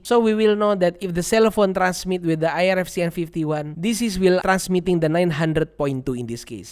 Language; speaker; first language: English; non-native, learner; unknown